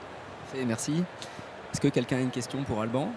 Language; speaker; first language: French; native; French